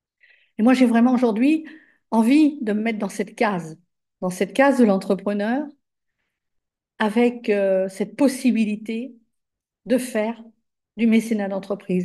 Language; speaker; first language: French; native; French